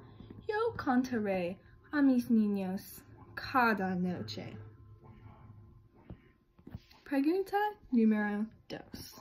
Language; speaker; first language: Spanish; non-native, learner; English